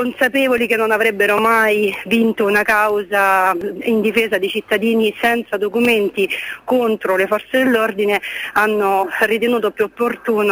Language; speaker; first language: Italian; native; Italian